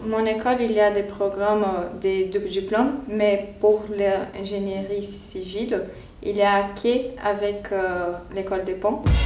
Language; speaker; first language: French; non-native, fluent; Portuguese